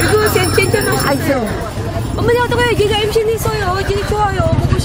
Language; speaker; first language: Korean; non-native, learner; Filipino